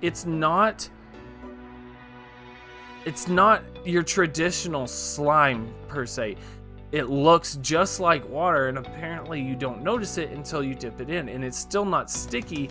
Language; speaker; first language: English; native; English